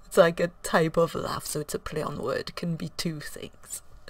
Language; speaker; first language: English; non-native, fluent; French